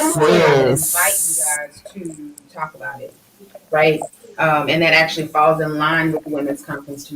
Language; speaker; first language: English; native; English